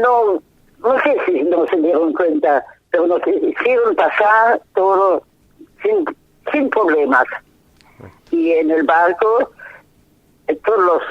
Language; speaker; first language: Spanish; non-native, fluent; German